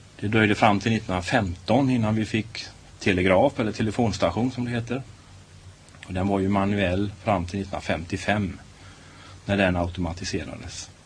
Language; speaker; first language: Swedish; native; Swedish